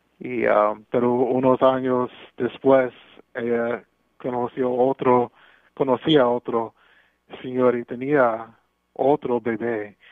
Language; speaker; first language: Spanish; non-native, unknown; English